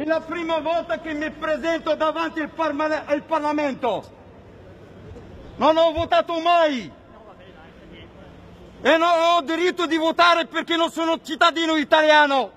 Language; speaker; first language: Italian; non-native, fluent; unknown